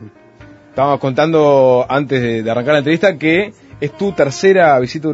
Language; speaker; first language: Spanish; native; Spanish